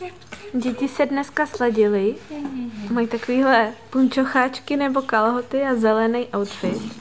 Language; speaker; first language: Czech; native; Czech